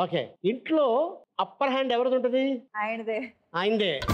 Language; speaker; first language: Telugu; native; Telugu